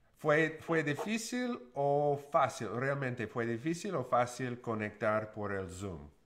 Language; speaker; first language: Spanish; non-native, learner; English